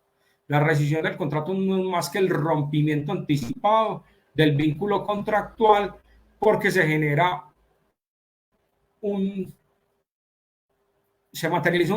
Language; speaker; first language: Spanish; native; Spanish